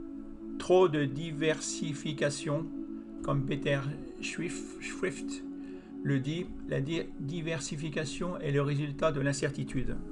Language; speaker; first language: French; native; French